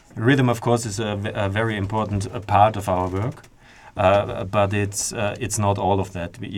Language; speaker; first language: English; non-native, fluent; German